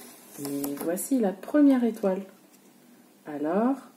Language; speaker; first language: French; native; French